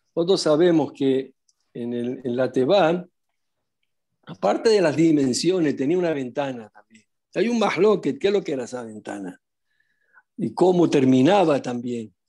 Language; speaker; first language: Spanish; non-native, fluent; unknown